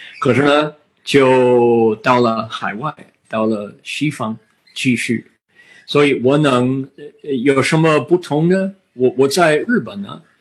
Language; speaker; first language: Chinese; non-native, fluent; English